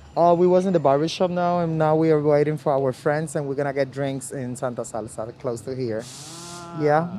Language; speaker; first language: English; non-native, learner; Spanish